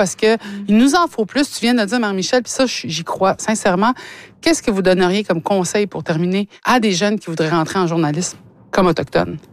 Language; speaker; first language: French; native; French